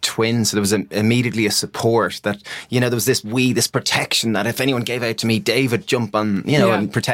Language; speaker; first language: English; native; English